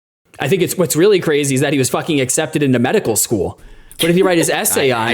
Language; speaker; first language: English; native; English